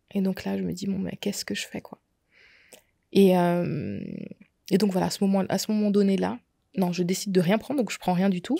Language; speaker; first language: French; native; French